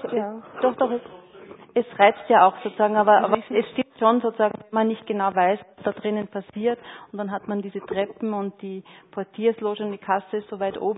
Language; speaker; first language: German; native; German